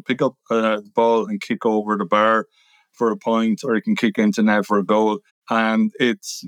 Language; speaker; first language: English; native; English